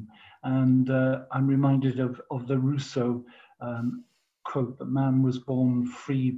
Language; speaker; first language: English; native; English